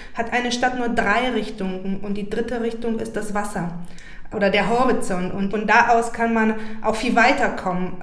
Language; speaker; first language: German; non-native, fluent; Bulgarian